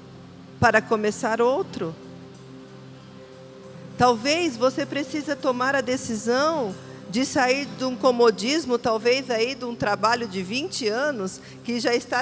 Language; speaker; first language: Portuguese; native; Portuguese